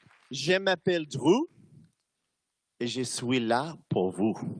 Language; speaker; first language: French; non-native, learner; English